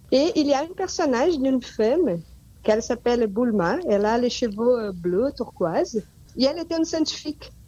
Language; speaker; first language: French; non-native, fluent; Portuguese